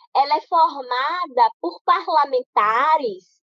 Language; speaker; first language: Portuguese; native; Portuguese